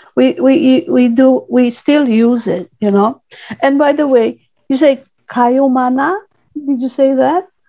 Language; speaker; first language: English; non-native, local second language; Cebuano